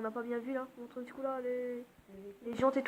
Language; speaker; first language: French; native; French